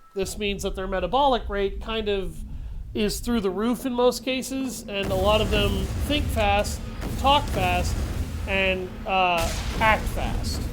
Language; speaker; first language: English; native; English